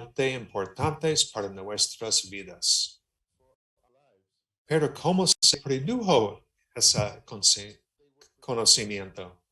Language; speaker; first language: Spanish; non-native, learner; English